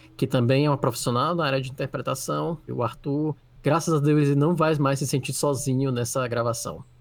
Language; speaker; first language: Portuguese; native; Portuguese